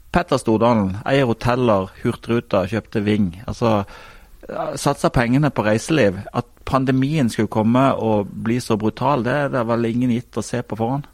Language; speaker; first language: Norwegian; native; Norwegian